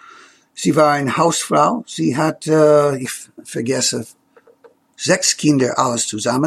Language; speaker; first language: German; non-native, fluent; English